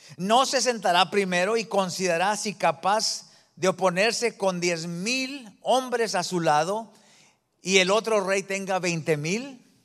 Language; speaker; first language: Spanish; early bilingual, heritage; Spanish